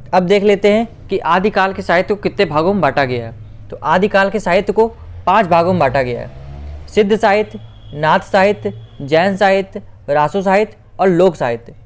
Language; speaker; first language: Hindi; native; Hindi